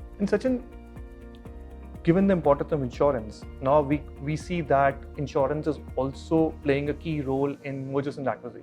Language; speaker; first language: English; non-native, local second language; Hindi